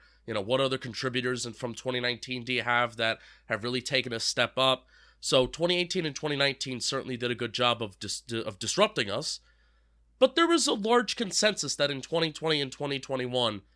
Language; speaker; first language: English; native; English